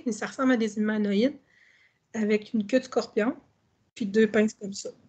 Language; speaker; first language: French; native; French